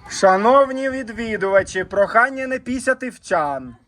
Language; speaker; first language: Ukrainian; non-native, local second language; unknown